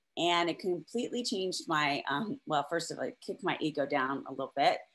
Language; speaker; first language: English; native; English